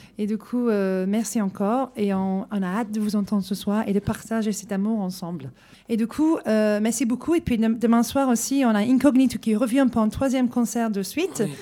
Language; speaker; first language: French; non-native, fluent; English